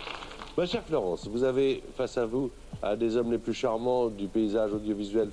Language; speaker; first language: French; native; French